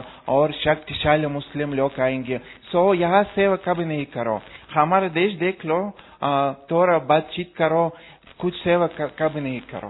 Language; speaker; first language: Hindi; non-native, learner; Russian